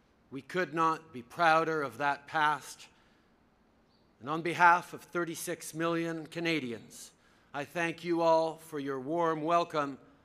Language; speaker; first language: English; early bilingual, other home language; French